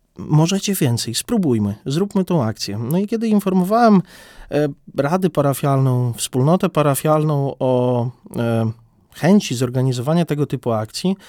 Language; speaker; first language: Polish; native; Polish